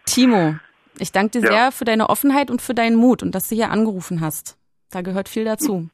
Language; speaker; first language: German; native; German